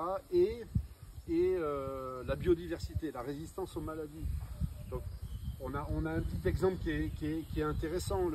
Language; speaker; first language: French; native; French